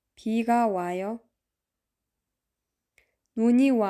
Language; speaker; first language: Korean; non-native, fluent; Kyrgyz